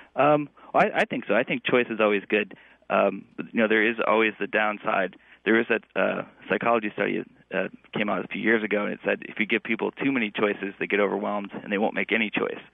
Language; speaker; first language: English; native; English